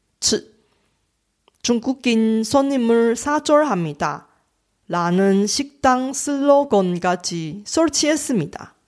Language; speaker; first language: Korean; non-native, fluent; Chinese